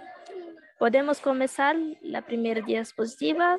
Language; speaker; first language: Spanish; non-native, learner; Portuguese